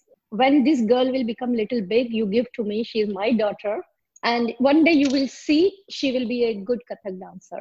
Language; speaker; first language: English; non-native, local second language; Hindi